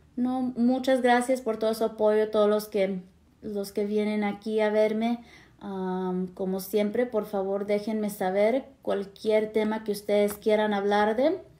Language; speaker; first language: Spanish; early bilingual, heritage; Spanish